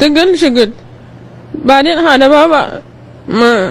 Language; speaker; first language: Arabic; non-native, learner; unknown